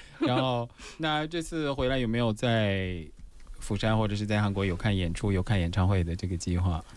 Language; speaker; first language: Chinese; native; Chinese